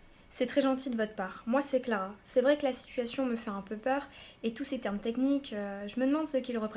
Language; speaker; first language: French; native; French